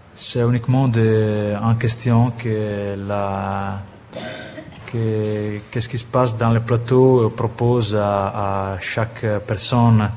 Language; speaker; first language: French; non-native, fluent; Italian